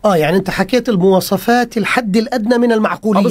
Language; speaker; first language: Arabic; native; Arabic